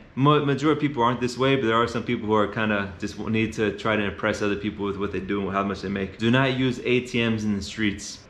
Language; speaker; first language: English; native; English